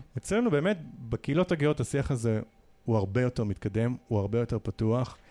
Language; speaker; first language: Hebrew; native; Hebrew